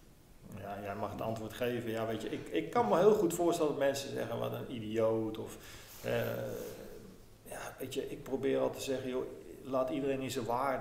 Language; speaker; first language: Dutch; native; Dutch